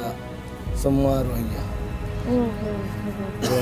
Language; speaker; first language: Indonesian; non-native, learner; Rohingya